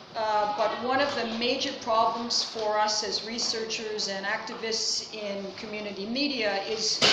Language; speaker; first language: English; native; English